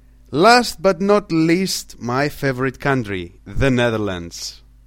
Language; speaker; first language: English; non-native, fluent; Greek